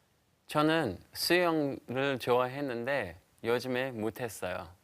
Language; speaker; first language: Korean; non-native, learner; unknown